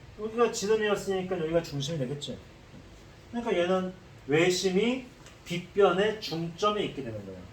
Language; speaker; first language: Korean; native; Korean